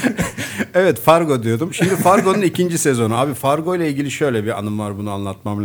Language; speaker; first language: Turkish; native; Turkish